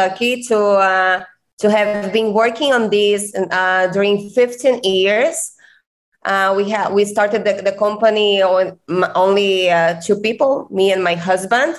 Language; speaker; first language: English; non-native, fluent; Portuguese